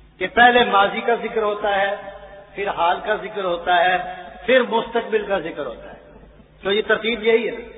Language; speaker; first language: Urdu; non-native, local second language; Punjabi